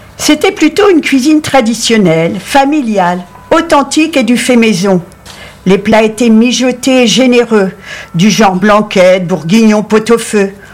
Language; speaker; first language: French; native; French